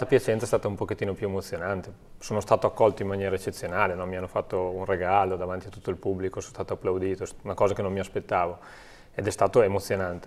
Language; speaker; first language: Italian; native; Italian